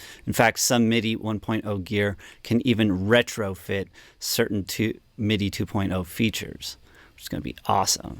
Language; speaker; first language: English; native; English